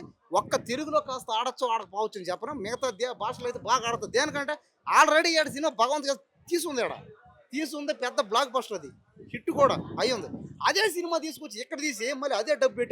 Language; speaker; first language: Telugu; native; Telugu